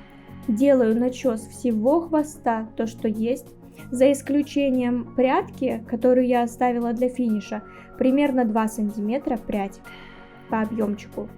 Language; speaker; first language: Russian; native; Russian